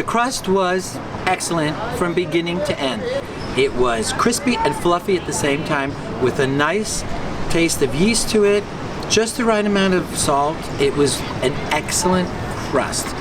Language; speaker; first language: English; native; English